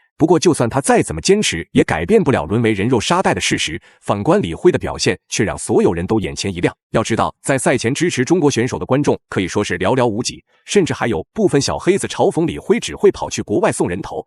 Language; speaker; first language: Chinese; native; Chinese